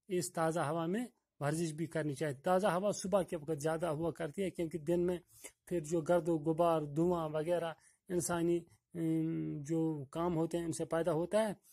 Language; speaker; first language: Urdu; non-native, local second language; Kashmiri